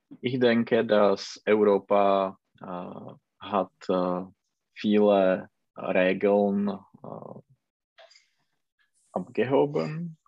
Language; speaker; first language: German; non-native, learner; Czech